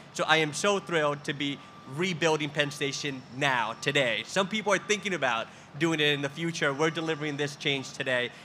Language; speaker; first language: English; early bilingual, other home language; Spanish